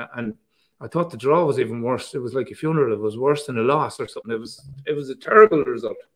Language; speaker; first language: English; native; English